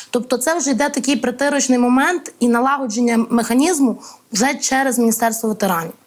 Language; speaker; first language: Ukrainian; native; Ukrainian